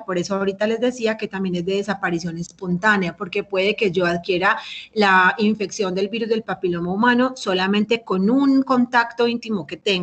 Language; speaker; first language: Spanish; native; Spanish